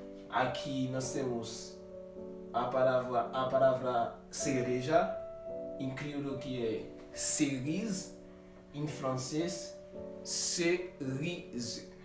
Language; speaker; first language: Portuguese; non-native, fluent; Haitian Creole